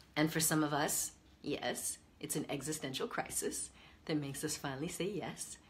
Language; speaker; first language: English; native; English